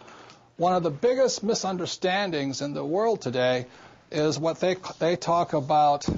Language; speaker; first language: English; native; English